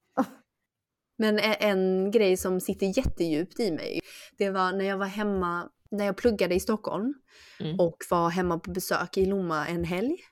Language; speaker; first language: Swedish; early bilingual, other home language; Chinese